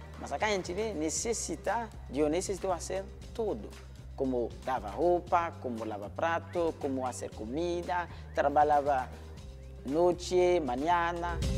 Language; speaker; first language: Spanish; non-native, learner; Haitian Creole